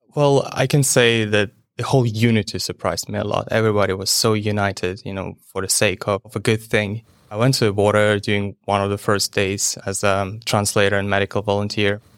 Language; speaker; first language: English; non-native, fluent; Ukrainian